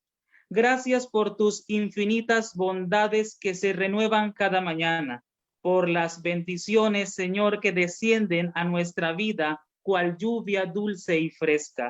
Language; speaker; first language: Spanish; native; Spanish